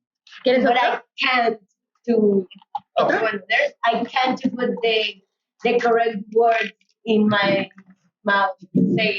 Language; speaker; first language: English; non-native, learner; Spanish